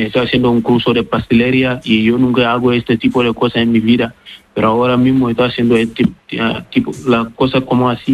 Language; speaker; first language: Spanish; non-native, learner; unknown